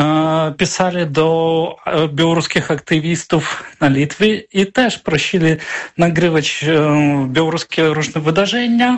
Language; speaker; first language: Polish; non-native, fluent; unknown